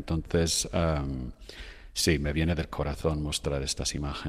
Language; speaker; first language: Spanish; non-native, fluent; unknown